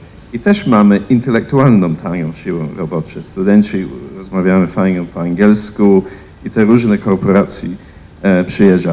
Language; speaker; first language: Polish; non-native, fluent; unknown